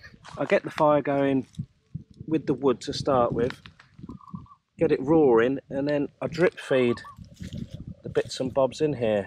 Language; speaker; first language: English; native; English